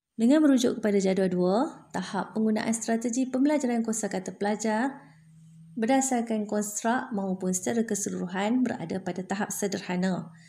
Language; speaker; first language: Malay; native; Malay